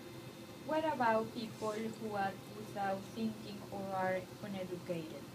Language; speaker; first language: English; non-native, learner; Spanish